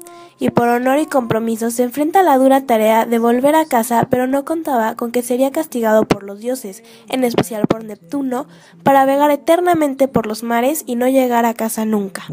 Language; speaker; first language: Spanish; native; Spanish